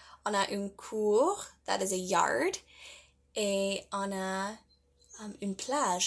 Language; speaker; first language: French; non-native, learner; English